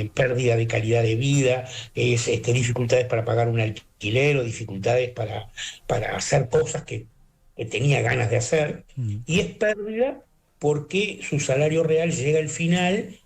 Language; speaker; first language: Spanish; native; Spanish